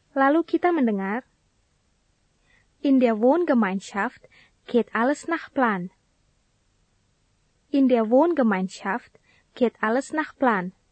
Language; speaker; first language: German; non-native, fluent; Indonesian